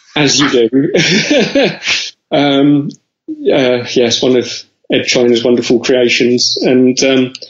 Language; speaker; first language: English; native; English